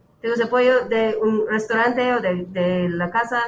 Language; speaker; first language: Spanish; non-native, learner; English